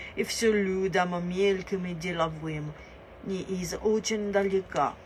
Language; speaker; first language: Russian; non-native, learner; Italian